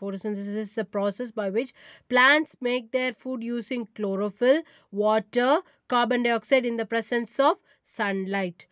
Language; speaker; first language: English; non-native, local second language; Tamil